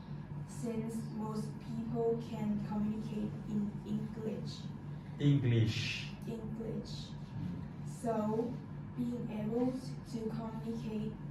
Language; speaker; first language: English; non-native, fluent; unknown